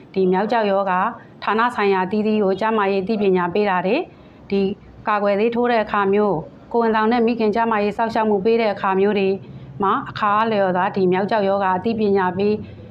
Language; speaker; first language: Burmese; native; Burmese